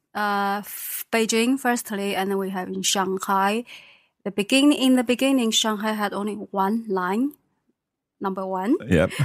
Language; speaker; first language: English; non-native, fluent; Chinese